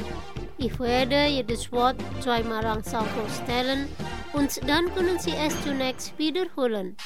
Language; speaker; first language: German; non-native, fluent; Indonesian